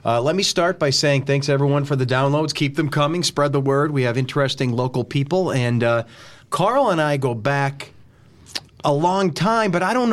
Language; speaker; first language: English; native; English